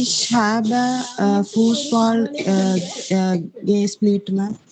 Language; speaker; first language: German; non-native, learner; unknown